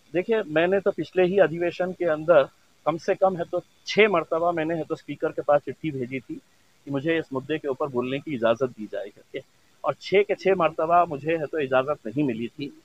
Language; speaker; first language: Hindi; non-native, local second language; Urdu